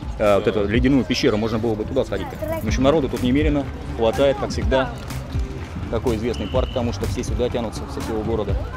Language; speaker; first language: Russian; native; Russian